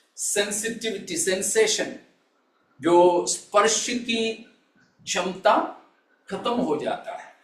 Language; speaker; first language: Hindi; non-native, local second language; Malayalam